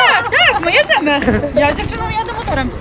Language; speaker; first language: Polish; native; Polish